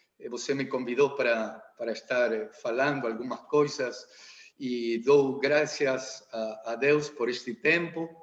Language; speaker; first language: Portuguese; non-native, learner; Spanish